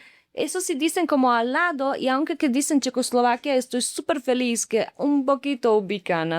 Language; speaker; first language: Spanish; non-native, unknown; Slovak